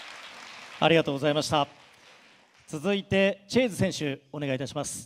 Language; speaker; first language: Japanese; native; Japanese